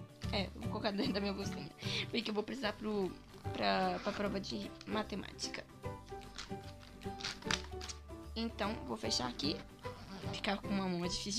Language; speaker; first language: Portuguese; early bilingual, heritage; Portuguese